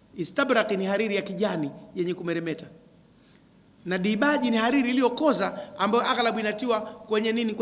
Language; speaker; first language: Swahili; native; Swahili